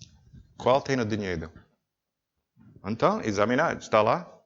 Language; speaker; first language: Portuguese; non-native, learner; English